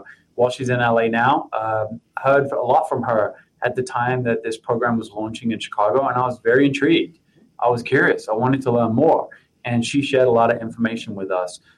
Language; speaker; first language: English; native; English